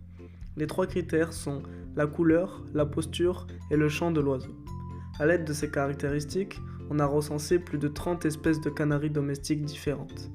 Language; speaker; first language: French; native; French